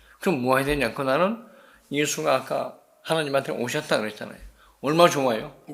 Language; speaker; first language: Korean; native; Korean